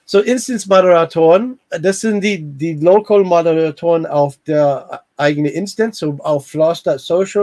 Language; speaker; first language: German; non-native, learner; English